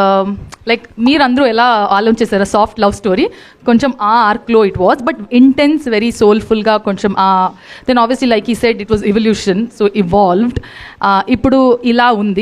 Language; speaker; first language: Telugu; non-native, fluent; Kannada